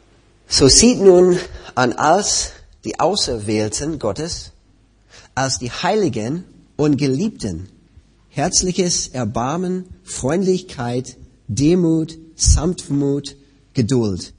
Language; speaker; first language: German; non-native, fluent; English